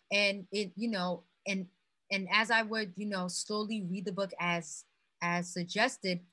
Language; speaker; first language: English; non-native, fluent; Haitian Creole